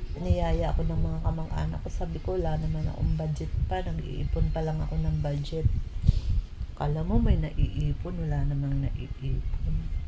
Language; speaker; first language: Filipino; non-native, local second language; Cebuano